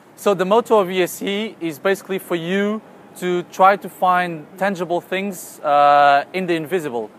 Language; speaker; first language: English; non-native, fluent; Portuguese